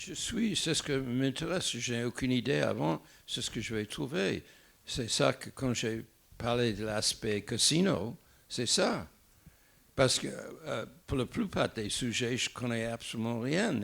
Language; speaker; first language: French; non-native, fluent; English